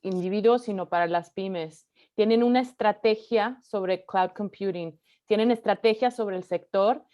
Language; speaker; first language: Spanish; early bilingual, heritage; Spanish